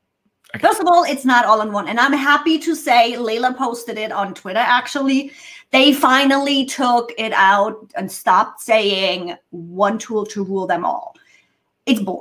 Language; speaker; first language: English; non-native, fluent; German